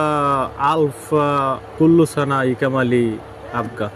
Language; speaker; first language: Arabic; non-native, learner; Bangla